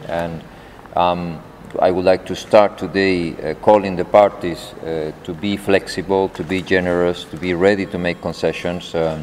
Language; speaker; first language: English; non-native, fluent; Spanish